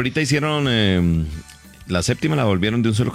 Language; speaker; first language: Spanish; native; Spanish